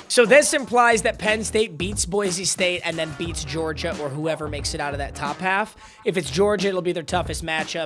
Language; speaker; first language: English; native; English